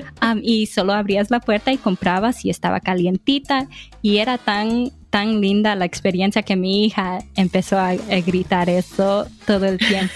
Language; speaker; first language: Spanish; early bilingual, heritage; English